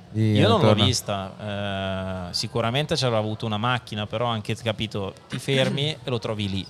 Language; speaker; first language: Italian; native; Italian